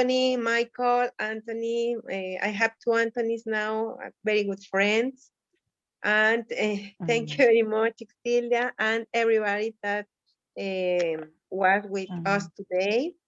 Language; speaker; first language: English; non-native, fluent; Spanish